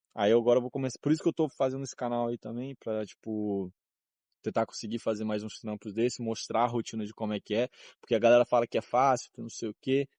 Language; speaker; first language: Portuguese; native; Portuguese